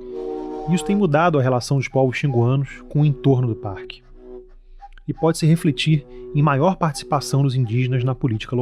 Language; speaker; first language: Portuguese; native; Portuguese